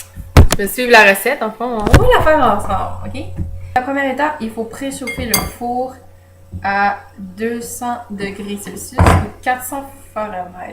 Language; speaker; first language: French; native; French